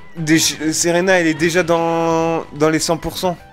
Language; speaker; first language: French; native; French